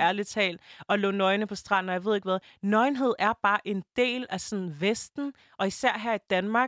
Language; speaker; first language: Danish; early bilingual, other home language; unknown